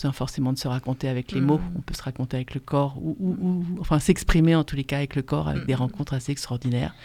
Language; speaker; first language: French; native; French